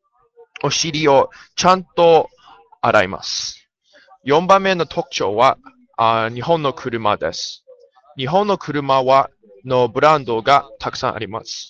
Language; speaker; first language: Japanese; non-native, learner; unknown